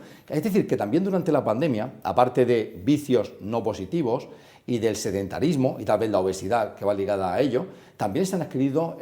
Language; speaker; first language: Spanish; native; Spanish